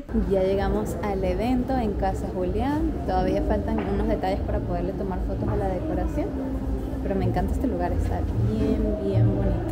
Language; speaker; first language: Spanish; native; Spanish